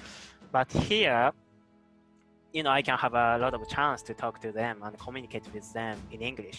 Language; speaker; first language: English; non-native, fluent; Japanese